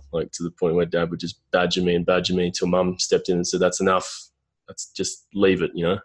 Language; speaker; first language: English; native; English